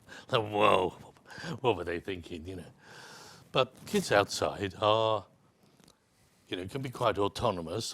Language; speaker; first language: English; native; English